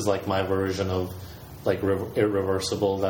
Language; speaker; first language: English; native; English